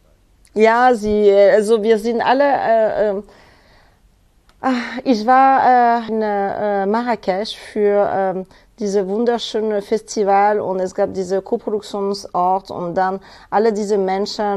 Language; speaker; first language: German; non-native, fluent; French